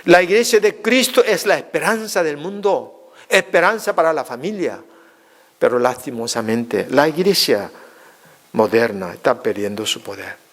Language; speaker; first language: Spanish; non-native, fluent; Korean